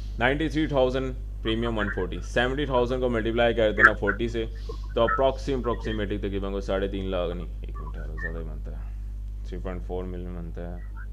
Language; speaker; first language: Urdu; non-native, local second language; Punjabi